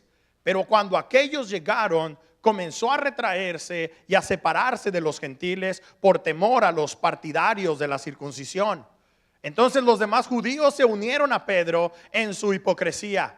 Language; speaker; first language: Spanish; early bilingual, heritage; Spanish